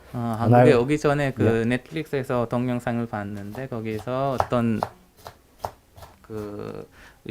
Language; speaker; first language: Korean; non-native, learner; Hungarian